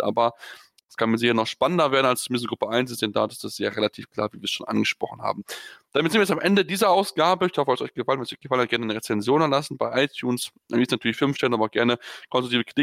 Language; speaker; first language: German; native; German